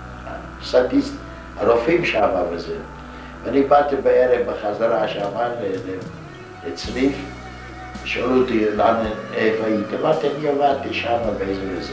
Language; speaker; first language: Hebrew; non-native, fluent; Yiddish